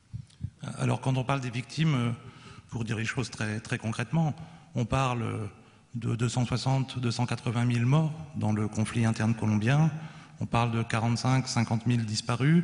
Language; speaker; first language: French; native; French